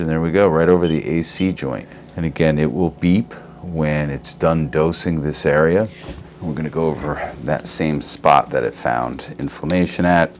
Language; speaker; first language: English; native; English